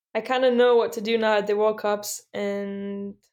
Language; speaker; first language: English; non-native, fluent; German